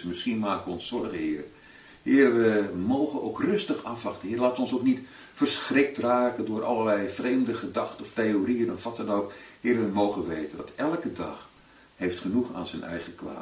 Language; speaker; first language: Dutch; native; Dutch